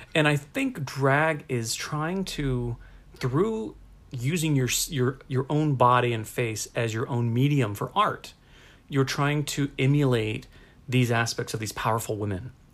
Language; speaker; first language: English; native; English